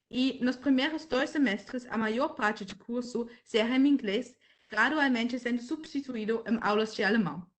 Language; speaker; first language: Portuguese; non-native, fluent; German